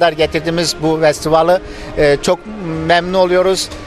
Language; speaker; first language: Turkish; native; Turkish